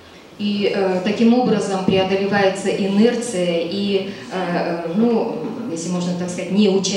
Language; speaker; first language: Russian; native; Russian